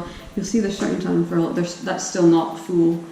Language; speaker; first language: English; native; English